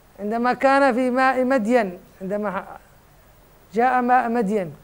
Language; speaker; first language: Arabic; non-native, fluent; Indonesian